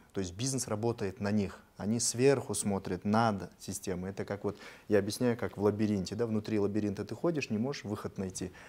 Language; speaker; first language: Russian; native; Russian